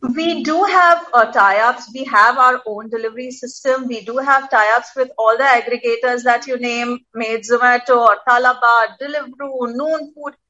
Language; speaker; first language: English; non-native, local second language; Gujarati